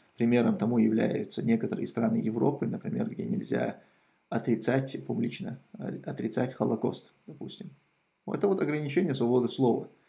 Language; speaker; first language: Russian; non-native, local second language; Chechen